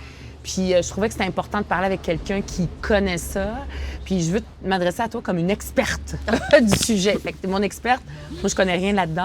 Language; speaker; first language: French; native; French